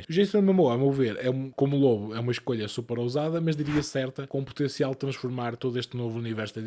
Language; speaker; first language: Portuguese; native; Portuguese